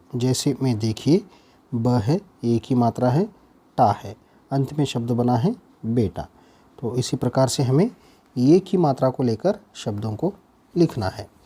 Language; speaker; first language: Hindi; non-native, local second language; Kannada